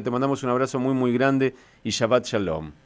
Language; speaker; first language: Spanish; native; Spanish